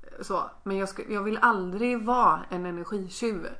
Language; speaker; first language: Swedish; native; Swedish